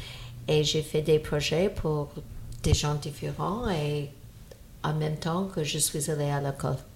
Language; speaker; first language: French; non-native, fluent; English